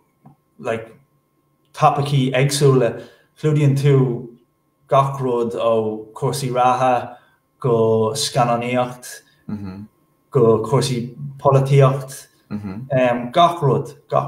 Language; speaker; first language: Irish; non-native, local second language; English